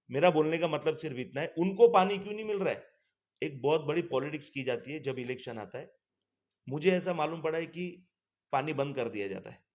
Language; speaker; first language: Hindi; non-native, local second language; Gujarati